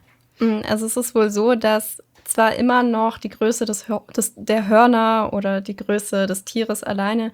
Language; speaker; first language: German; native; German